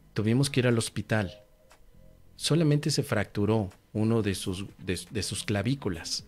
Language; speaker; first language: Spanish; native; Spanish